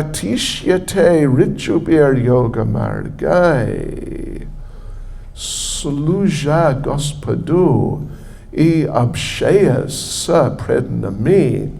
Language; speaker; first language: Russian; non-native, learner; English